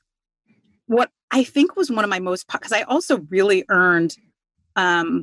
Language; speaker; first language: English; native; English